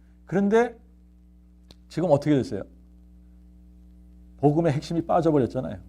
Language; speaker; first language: Korean; native; Korean